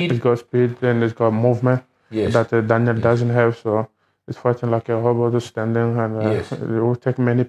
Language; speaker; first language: English; non-native, learner; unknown